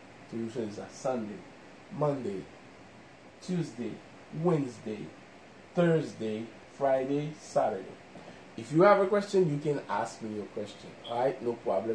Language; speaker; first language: English; non-native, fluent; Haitian Creole